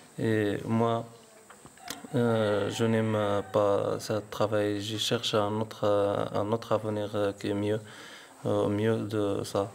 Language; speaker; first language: French; non-native, local second language; Arabic